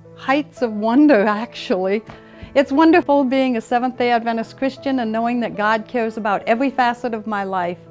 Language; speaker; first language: English; native; English